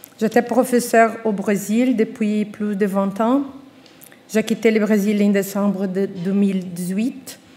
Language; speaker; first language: French; non-native, fluent; Portuguese